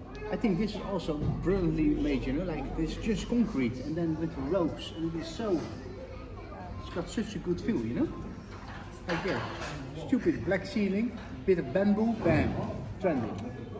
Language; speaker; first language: English; non-native, fluent; Dutch